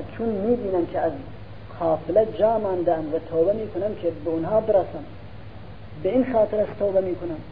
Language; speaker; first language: Persian; non-native, local second language; Central Kurdish